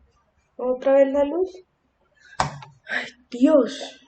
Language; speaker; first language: Spanish; native; Spanish